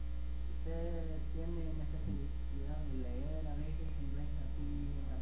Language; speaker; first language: Spanish; non-native, fluent; English